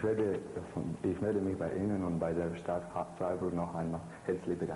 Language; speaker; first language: German; non-native, fluent; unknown